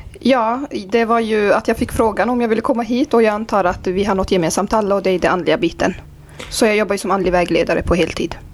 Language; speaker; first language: Swedish; early bilingual, other home language; Azerbaijani